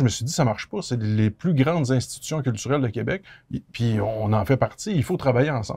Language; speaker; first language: French; native; French